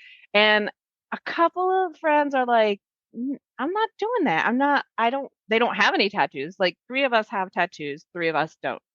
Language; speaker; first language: English; native; English